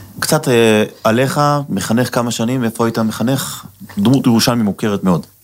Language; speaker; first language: Hebrew; native; Hebrew